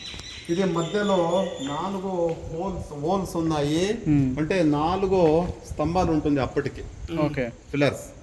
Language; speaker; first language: Telugu; non-native, local second language; Kannada